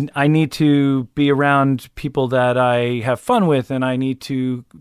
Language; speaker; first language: English; native; English